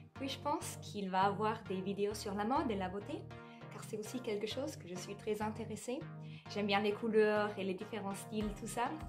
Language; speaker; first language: French; non-native, fluent; German